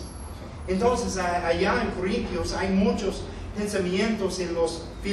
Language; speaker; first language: Spanish; non-native, fluent; English